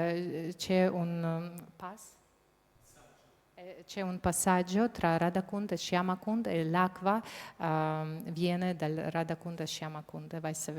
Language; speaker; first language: Italian; non-native, fluent; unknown